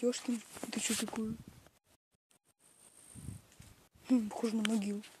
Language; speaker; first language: Russian; native; Russian